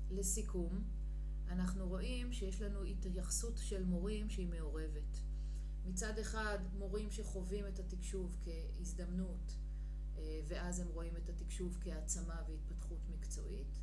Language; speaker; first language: Hebrew; native; Hebrew